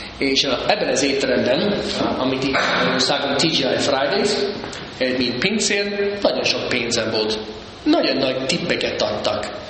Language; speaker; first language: Hungarian; early bilingual, heritage; Hungarian